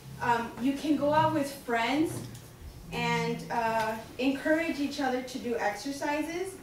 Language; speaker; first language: English; native; English